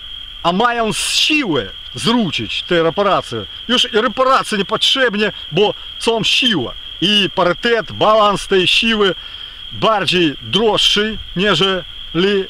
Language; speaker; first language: Polish; non-native, fluent; Ukrainian